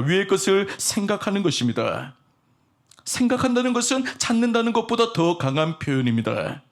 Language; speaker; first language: Korean; native; Korean